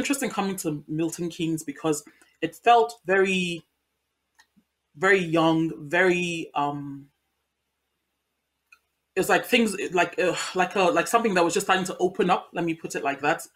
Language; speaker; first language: English; non-native, local second language; Yoruba